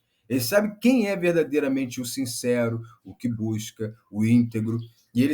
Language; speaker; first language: Portuguese; native; Portuguese